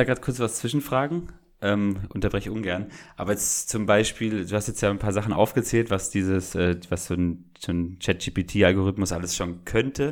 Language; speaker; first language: German; native; German